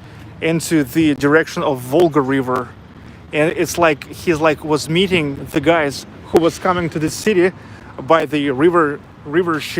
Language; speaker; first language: English; non-native, local second language; Russian